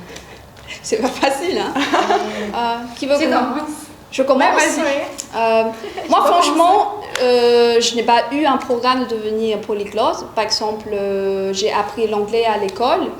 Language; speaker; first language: French; non-native, fluent; Chinese